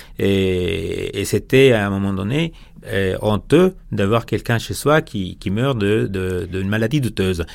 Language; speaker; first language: French; non-native, fluent; Spanish